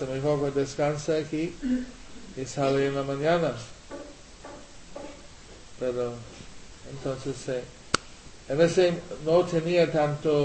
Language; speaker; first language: Spanish; non-native, learner; English